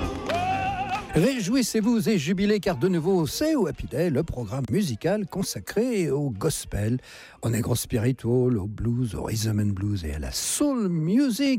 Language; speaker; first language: French; native; French